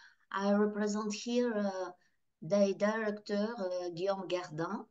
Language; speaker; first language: English; non-native, learner; French